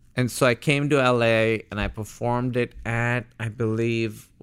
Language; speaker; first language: English; non-native, local second language; Urdu